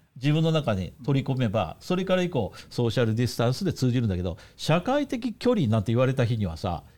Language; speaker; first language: Japanese; native; Japanese